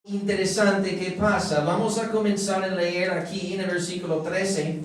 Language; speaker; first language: Spanish; non-native, fluent; English